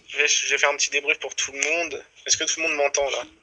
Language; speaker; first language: French; native; French